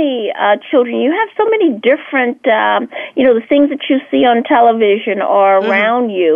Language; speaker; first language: English; native; English